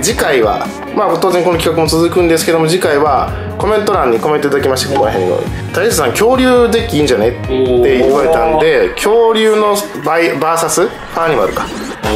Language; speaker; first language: Japanese; native; Japanese